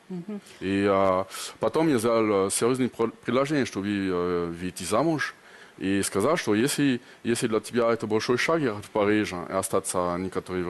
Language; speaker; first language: Russian; non-native, learner; French